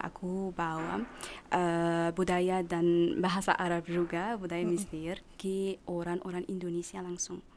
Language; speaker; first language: Indonesian; non-native, learner; Arabic